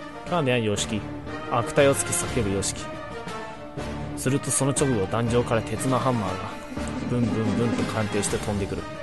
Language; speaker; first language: Japanese; early bilingual, heritage; Japanese